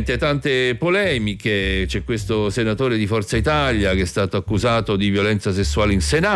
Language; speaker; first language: Italian; native; Italian